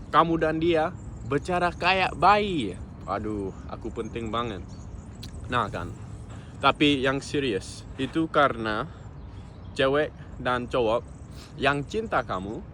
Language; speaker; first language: Indonesian; non-native, fluent; English